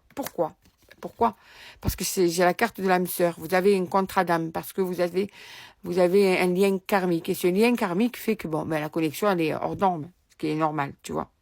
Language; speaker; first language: French; native; French